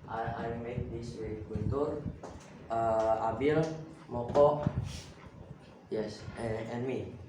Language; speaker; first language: English; non-native, learner; Indonesian